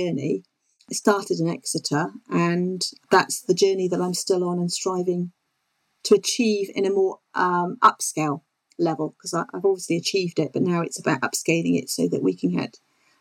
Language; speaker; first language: English; native; English